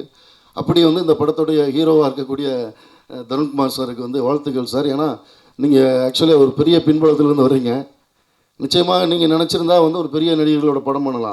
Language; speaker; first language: Tamil; native; Tamil